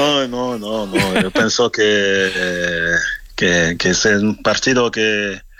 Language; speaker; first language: Spanish; non-native, fluent; French